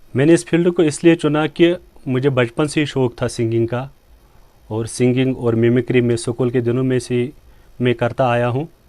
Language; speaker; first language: Hindi; non-native, local second language; Kashmiri